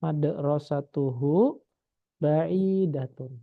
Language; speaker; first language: Arabic; non-native, fluent; Indonesian